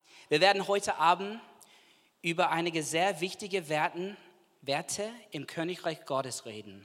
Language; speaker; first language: German; non-native, fluent; English